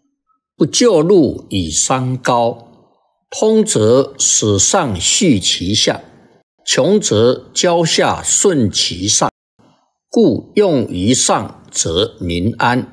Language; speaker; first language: Chinese; native; Chinese